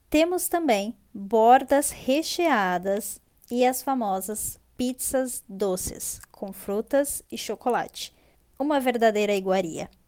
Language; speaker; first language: Portuguese; native; Portuguese